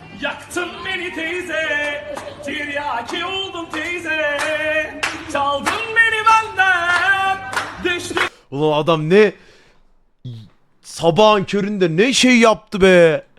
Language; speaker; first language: Turkish; native; Turkish